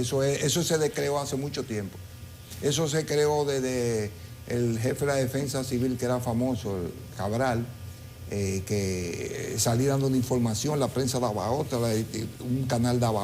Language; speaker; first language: Spanish; native; Spanish